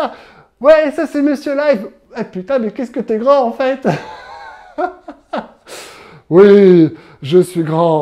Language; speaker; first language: French; native; French